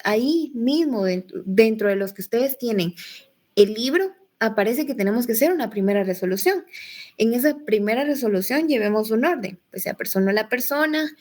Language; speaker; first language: Spanish; native; Spanish